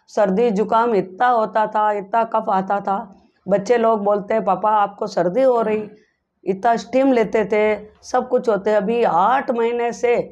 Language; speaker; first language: Hindi; native; Hindi